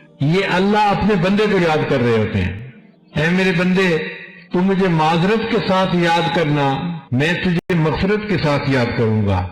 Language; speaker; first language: Urdu; non-native, local second language; Punjabi